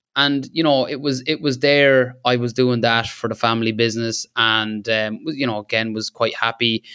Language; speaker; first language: English; native; English